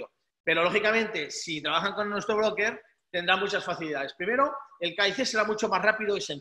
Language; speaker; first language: Spanish; native; Spanish